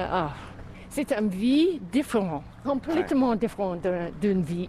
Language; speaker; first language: French; non-native, fluent; English